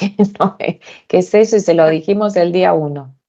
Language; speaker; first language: Spanish; native; Spanish